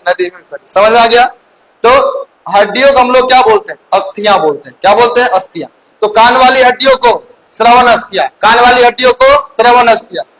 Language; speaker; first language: Hindi; native; Hindi